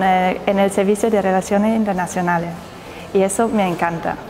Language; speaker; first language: Spanish; non-native, fluent; German